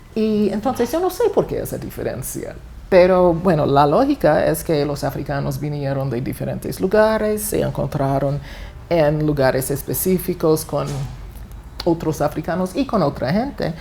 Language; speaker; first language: Spanish; non-native, fluent; English